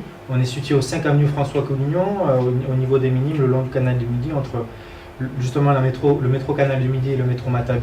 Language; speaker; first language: French; native; French